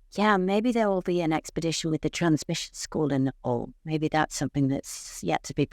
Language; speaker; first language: English; native; English